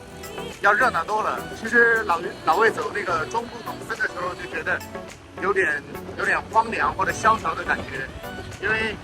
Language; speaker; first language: Chinese; native; Chinese